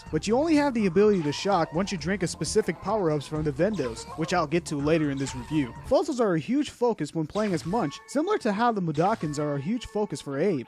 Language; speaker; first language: English; non-native, fluent; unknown